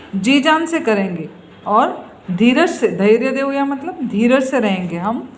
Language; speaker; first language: Hindi; non-native, local second language; Marathi